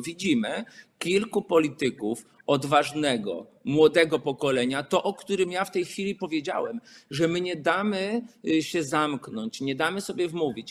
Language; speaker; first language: Polish; native; Polish